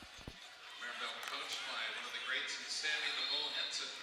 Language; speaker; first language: English; native; English